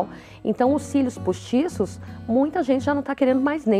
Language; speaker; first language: Portuguese; native; Portuguese